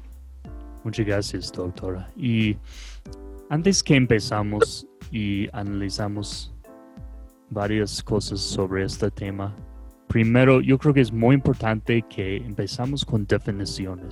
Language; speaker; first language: Spanish; non-native, fluent; English